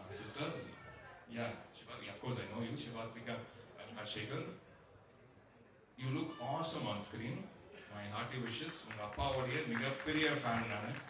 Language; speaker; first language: Tamil; native; Tamil